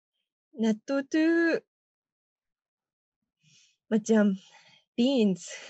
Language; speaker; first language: Indonesian; non-native, learner; Japanese